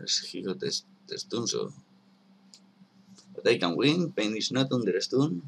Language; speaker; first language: English; non-native, learner; Spanish